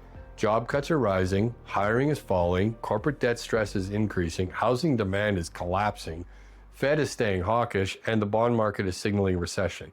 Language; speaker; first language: English; native; English